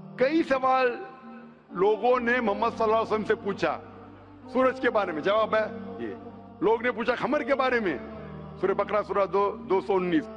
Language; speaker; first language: Hindi; non-native, local second language; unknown